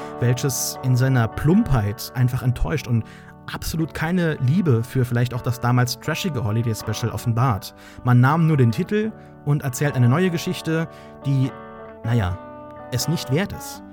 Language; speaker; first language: German; native; German